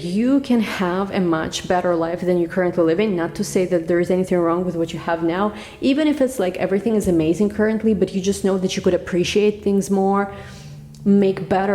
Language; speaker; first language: English; non-native, fluent; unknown